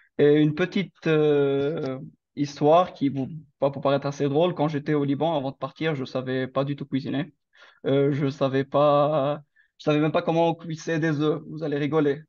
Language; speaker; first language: French; non-native, local second language; Arabic